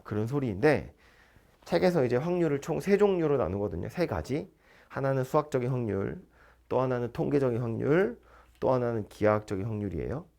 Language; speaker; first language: Korean; native; Korean